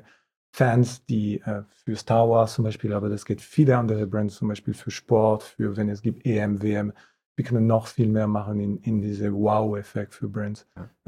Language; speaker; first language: German; non-native, fluent; French